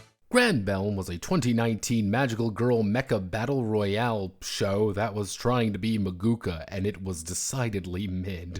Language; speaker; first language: English; native; English